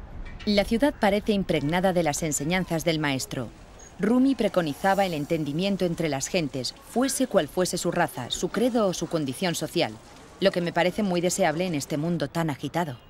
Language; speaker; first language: Spanish; native; Spanish